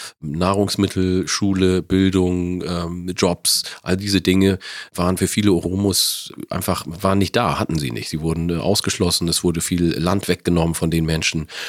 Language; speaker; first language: German; early bilingual, other home language; Oromo